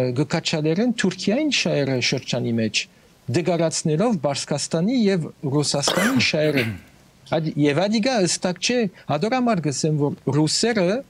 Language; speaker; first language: Armenian; early bilingual, heritage; Armenian